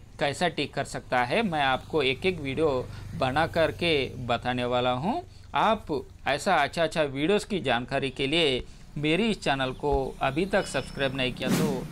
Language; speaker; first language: Hindi; non-native, local second language; Telugu